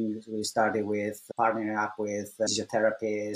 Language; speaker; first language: English; non-native, fluent; Italian